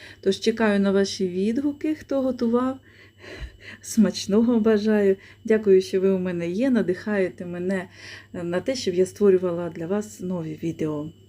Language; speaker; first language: Ukrainian; native; Ukrainian